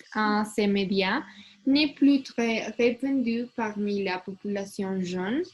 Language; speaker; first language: French; non-native, learner; Spanish